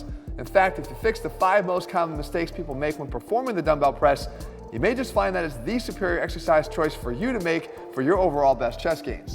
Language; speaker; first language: English; native; English